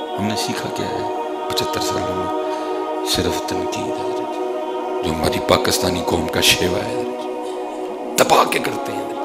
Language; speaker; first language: Urdu; non-native, local second language; Punjabi